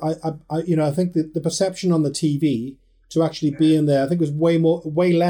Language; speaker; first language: English; native; English